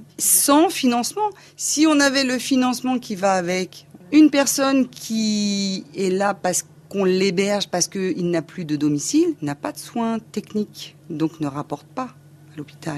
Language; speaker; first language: French; native; French